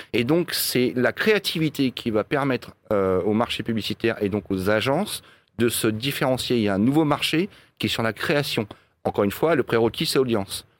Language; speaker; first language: French; native; French